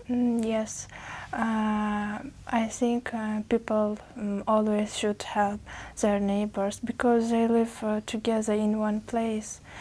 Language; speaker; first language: English; non-native, fluent; Uzbek